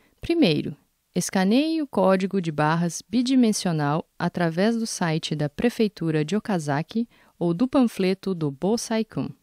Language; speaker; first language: Portuguese; native; Portuguese